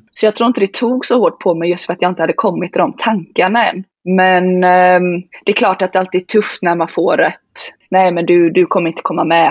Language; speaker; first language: Swedish; native; Swedish